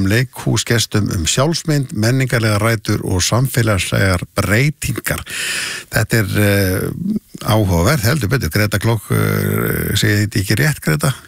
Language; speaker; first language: Icelandic; native; Icelandic